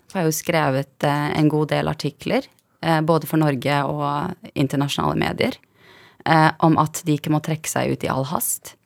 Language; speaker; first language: Norwegian; early bilingual, other home language; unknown